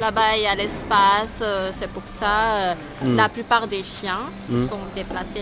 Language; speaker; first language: French; non-native, learner; Thai